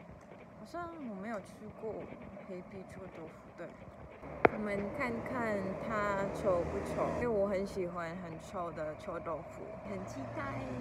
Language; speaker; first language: Chinese; non-native, fluent; Japanese